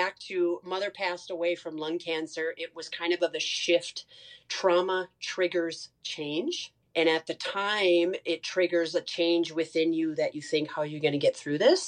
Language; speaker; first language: English; native; English